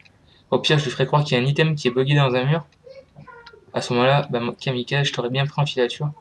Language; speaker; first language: French; native; French